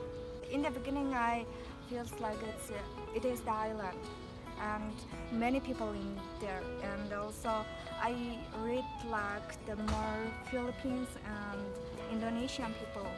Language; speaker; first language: English; non-native, learner; Mongolian